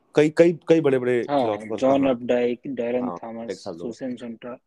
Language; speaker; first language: Hindi; native; Hindi